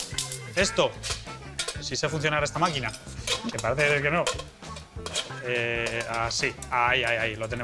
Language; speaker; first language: Spanish; native; Spanish